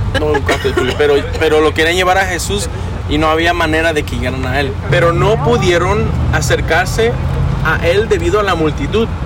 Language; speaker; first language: Spanish; early bilingual, heritage; Spanish